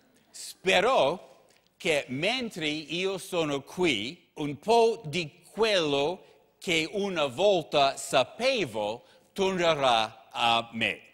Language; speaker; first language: Italian; non-native, learner; English